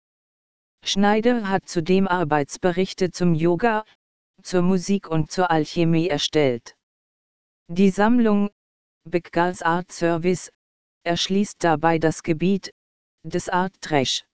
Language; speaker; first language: German; native; German